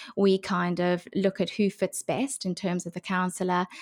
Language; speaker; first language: English; native; English